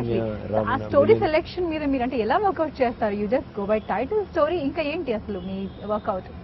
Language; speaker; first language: Telugu; native; Telugu